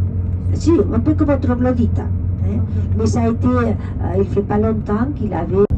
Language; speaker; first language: French; non-native, learner; Spanish